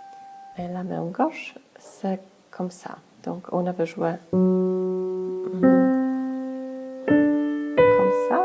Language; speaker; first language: French; non-native, fluent; Polish